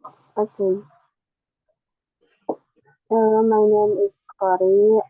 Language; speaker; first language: English; non-native, learner; Indonesian